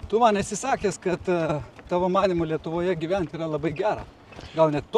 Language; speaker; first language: Lithuanian; native; Lithuanian